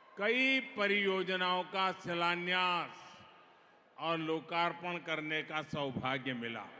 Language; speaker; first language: Hindi; non-native, local second language; Gujarati